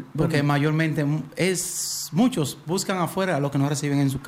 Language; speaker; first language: Spanish; native; Spanish